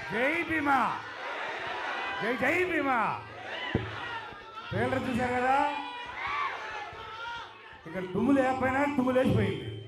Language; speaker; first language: Telugu; native; Telugu